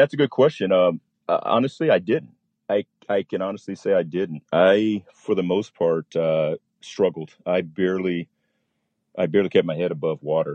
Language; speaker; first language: English; native; English